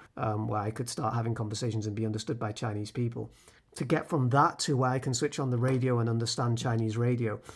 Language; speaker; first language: English; native; English